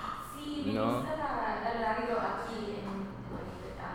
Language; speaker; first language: Spanish; non-native, learner; English